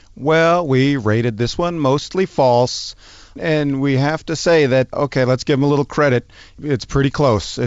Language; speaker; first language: English; native; English